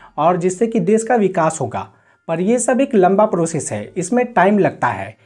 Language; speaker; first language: Hindi; native; Hindi